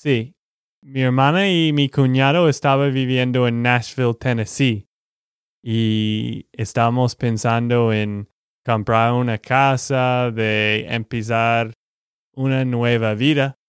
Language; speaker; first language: Spanish; non-native, learner; English